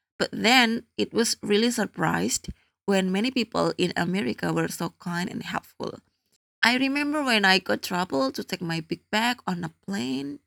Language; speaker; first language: English; non-native, learner; Indonesian